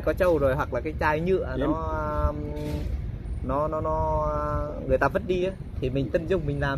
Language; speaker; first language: Vietnamese; native; Vietnamese